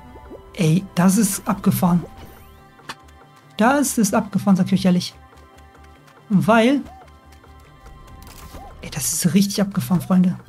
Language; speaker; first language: German; native; German